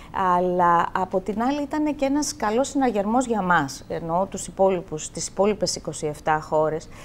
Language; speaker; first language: Greek; native; Greek